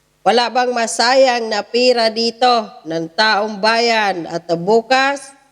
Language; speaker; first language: Filipino; non-native, local second language; Cebuano